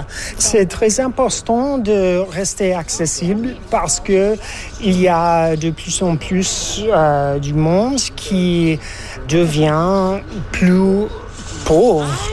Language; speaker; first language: French; non-native, learner; English